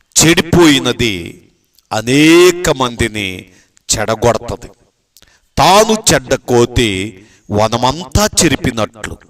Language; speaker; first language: Telugu; native; Telugu